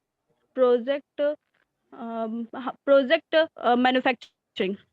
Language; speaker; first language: English; non-native, learner; Hindi